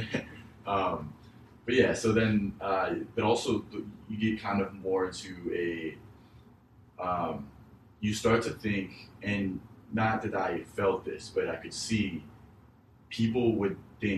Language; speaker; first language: English; native; English